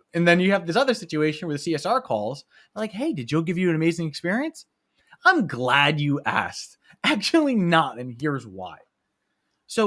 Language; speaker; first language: English; native; English